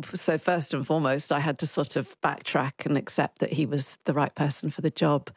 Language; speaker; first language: English; native; English